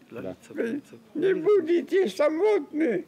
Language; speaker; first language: Russian; non-native, fluent; Polish